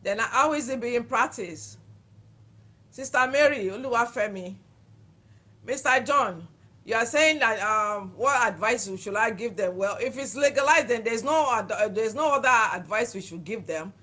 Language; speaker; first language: English; non-native, local second language; Yoruba